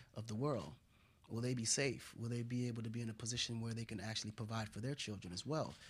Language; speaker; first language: English; non-native, fluent; Wolof